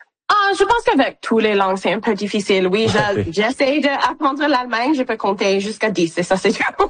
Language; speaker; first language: French; non-native, local second language; English